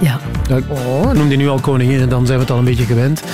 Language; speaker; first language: Dutch; native; Dutch